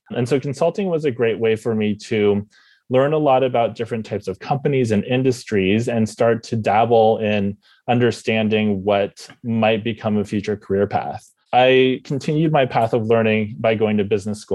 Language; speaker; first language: English; native; English